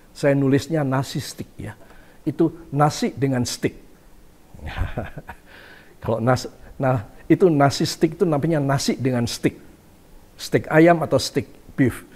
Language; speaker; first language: Indonesian; native; Indonesian